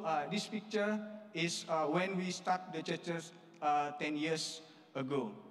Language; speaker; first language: English; non-native, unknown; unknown